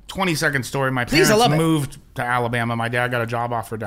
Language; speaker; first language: English; native; English